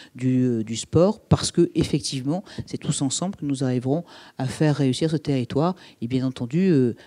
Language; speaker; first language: French; native; French